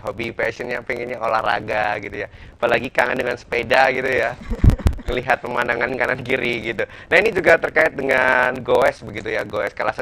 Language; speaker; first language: Indonesian; native; Indonesian